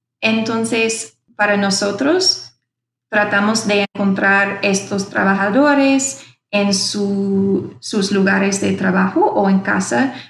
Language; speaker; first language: Spanish; non-native, fluent; English